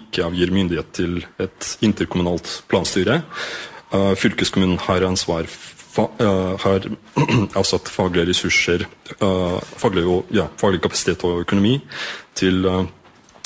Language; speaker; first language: Norwegian; non-native, fluent; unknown